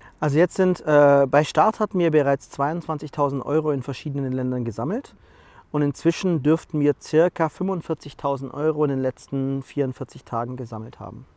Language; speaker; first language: German; native; German